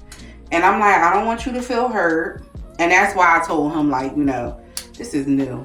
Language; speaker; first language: English; native; English